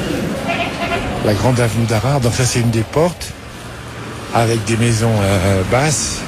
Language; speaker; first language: French; native; French